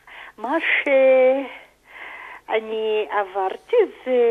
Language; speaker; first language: Hebrew; non-native, fluent; Russian